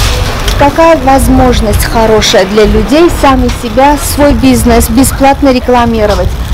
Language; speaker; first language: Russian; non-native, fluent; Armenian